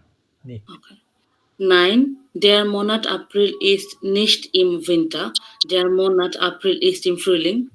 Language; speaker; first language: German; non-native, learner; Bangla